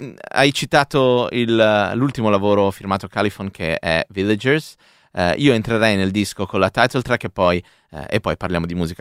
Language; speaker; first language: Italian; native; Italian